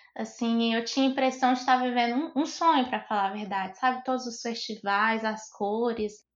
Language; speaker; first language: Portuguese; native; Portuguese